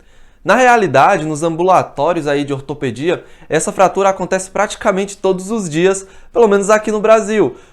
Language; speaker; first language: Portuguese; native; Portuguese